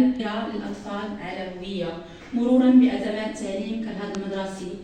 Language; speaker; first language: Arabic; native; Arabic